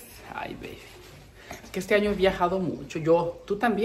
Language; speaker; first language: Spanish; native; Spanish